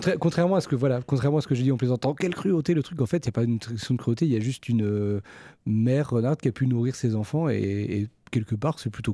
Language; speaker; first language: French; native; French